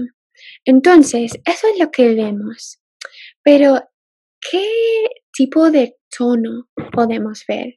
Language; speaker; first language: Spanish; non-native, fluent; English